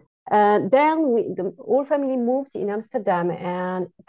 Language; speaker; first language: English; non-native, fluent; French